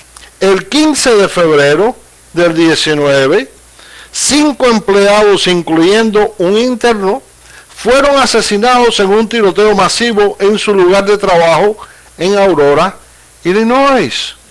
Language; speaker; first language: Spanish; native; Spanish